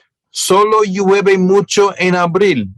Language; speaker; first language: Spanish; non-native, fluent; English